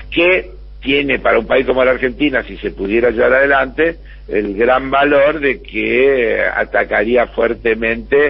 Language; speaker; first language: Spanish; native; Spanish